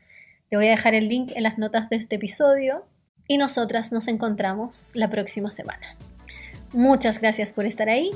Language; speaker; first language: Spanish; native; Spanish